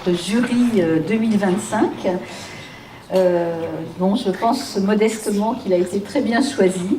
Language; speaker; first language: French; native; French